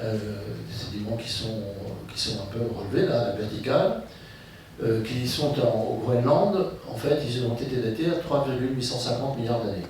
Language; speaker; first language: French; native; French